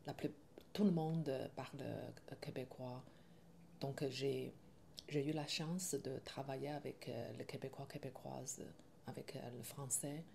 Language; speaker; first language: French; non-native, learner; Chinese